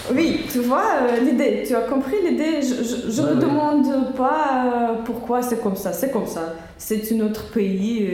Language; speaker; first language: French; non-native, learner; Russian